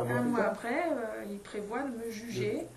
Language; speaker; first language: French; native; French